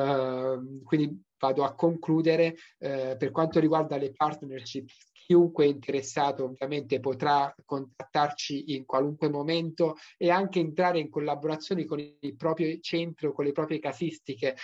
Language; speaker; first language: Italian; native; Italian